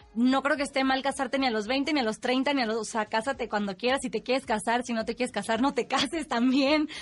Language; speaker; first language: Spanish; native; Spanish